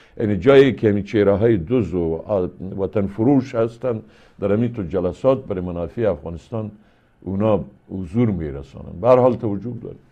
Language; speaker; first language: Persian; native; Persian